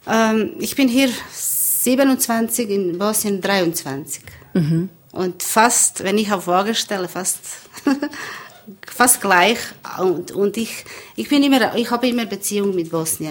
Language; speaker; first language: German; non-native, learner; Bosnian